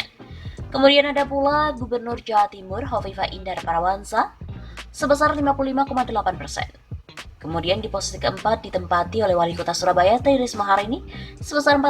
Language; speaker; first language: Indonesian; native; Indonesian